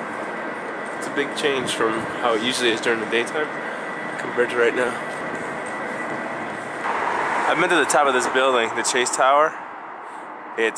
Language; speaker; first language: English; native; English